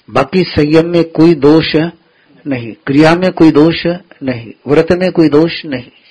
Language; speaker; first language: Hindi; non-native, local second language; Gujarati